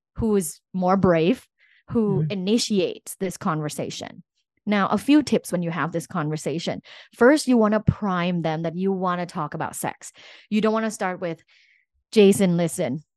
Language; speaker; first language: English; non-native, fluent; Thai